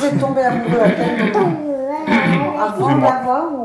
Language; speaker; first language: French; native; French